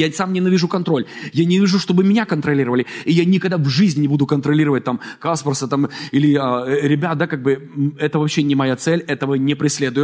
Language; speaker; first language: Russian; native; Russian